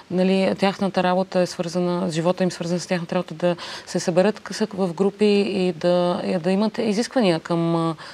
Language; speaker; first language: Bulgarian; early bilingual, other home language; Arabic